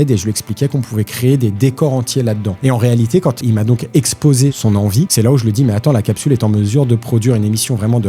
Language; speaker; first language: French; native; French